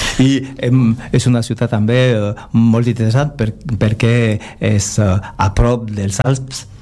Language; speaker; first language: Catalan; non-native, learner; French